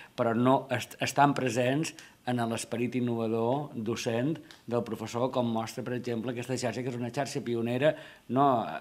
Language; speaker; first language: Catalan; native; Catalan